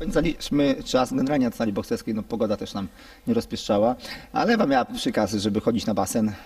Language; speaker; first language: Polish; native; Polish